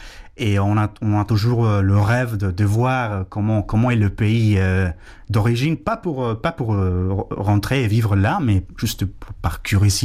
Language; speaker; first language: French; non-native, fluent; Spanish